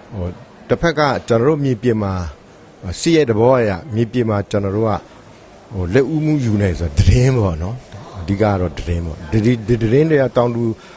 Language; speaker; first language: Burmese; non-native, local second language; Pa'o Karen